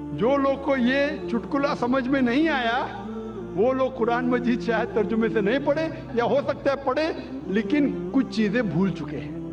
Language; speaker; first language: Urdu; non-native, local second language; English